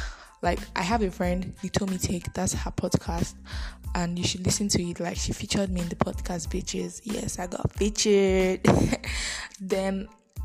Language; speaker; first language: English; non-native, local second language; Bini